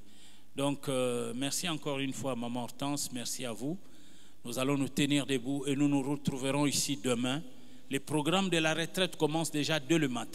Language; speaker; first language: French; non-native, local second language; Lingala